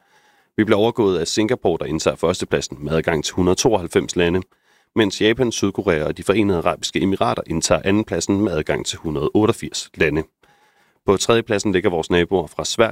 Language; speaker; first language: Danish; native; Danish